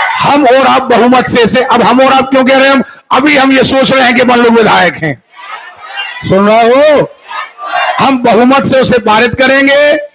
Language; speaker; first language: Hindi; native; Hindi